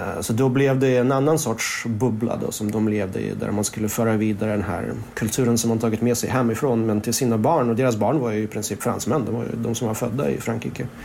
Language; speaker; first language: Swedish; early bilingual, other home language; Russian